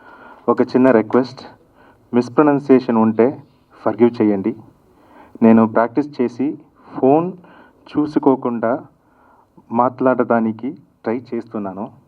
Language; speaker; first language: Telugu; non-native, learner; Kannada